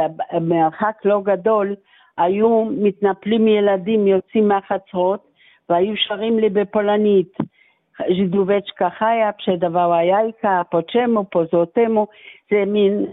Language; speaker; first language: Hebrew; non-native, fluent; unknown